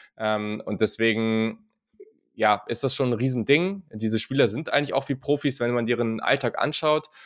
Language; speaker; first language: German; native; German